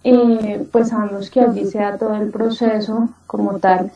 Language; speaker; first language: Spanish; native; Spanish